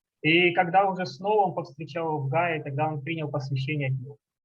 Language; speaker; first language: Russian; native; Russian